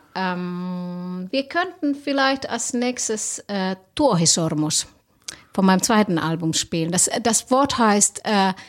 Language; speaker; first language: German; non-native, fluent; Finnish